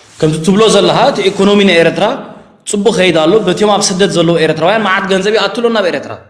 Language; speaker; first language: Tigrinya; early bilingual, heritage; Tigrinya